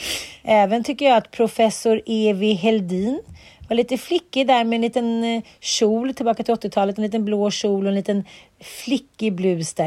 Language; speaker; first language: Swedish; native; Swedish